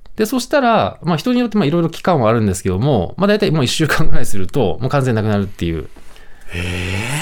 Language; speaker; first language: Japanese; native; Japanese